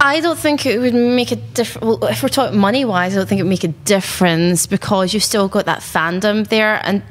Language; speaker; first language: English; native; English